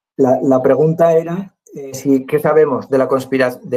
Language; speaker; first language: Spanish; native; Spanish